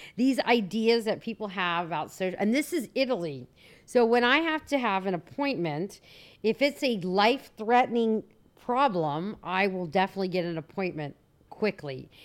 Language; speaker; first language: English; native; English